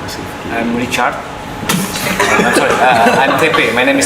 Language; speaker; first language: English; non-native, fluent; Indonesian